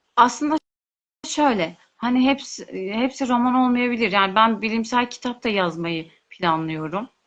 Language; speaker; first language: Turkish; non-native, local second language; Kurdish